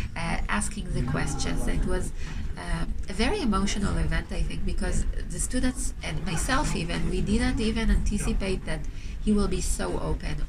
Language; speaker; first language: English; non-native, fluent; Hebrew